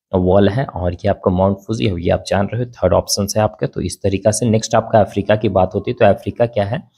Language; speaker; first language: Hindi; native; Hindi